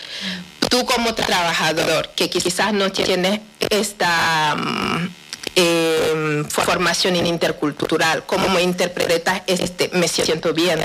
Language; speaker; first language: Spanish; non-native, fluent; Wolof